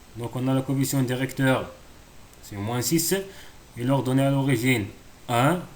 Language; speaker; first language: French; non-native, local second language; Arabic